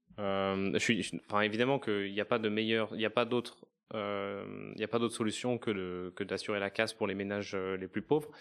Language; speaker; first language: French; native; French